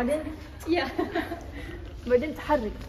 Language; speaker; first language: Arabic; native; Arabic